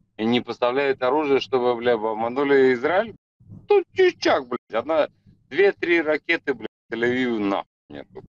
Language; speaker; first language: Russian; native; Russian